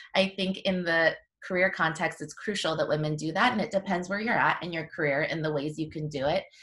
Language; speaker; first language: English; native; English